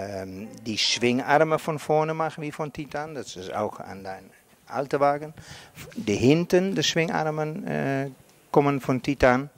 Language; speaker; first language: German; non-native, learner; Dutch